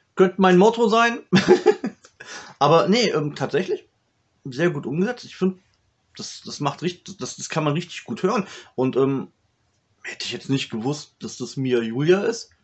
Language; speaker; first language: German; native; German